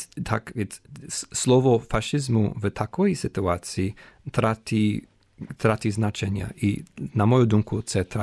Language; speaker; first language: Ukrainian; non-native, fluent; English